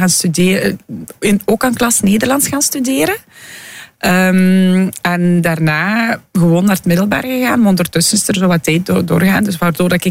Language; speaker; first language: Dutch; non-native, fluent; Russian